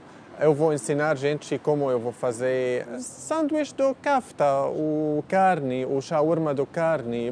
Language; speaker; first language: Portuguese; non-native, learner; Arabic